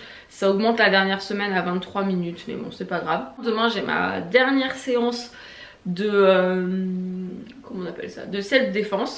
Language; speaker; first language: French; native; French